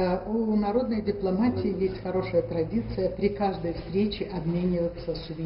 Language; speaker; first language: Russian; native; Russian